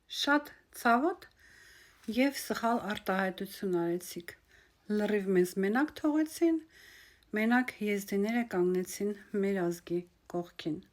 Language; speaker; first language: Armenian; native; Armenian